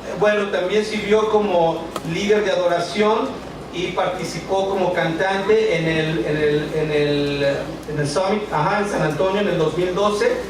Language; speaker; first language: Spanish; native; Spanish